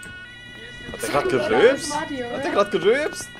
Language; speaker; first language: German; native; German